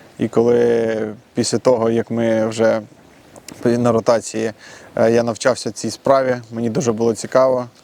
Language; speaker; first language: Ukrainian; non-native, local second language; Russian